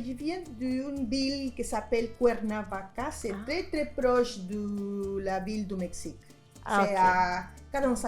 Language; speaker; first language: French; non-native, fluent; Spanish